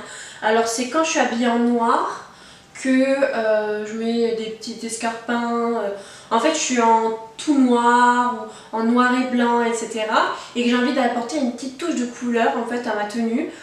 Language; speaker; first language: French; native; French